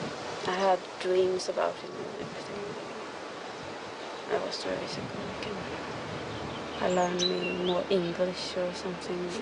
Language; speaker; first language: English; non-native, learner; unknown